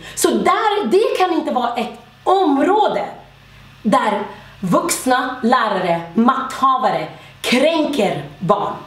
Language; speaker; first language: Swedish; early bilingual, other home language; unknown